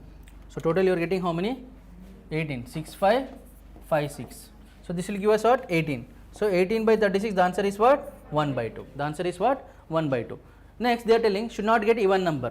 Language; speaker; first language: English; non-native, local second language; Telugu